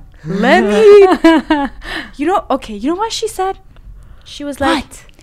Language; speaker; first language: English; non-native, fluent; Persian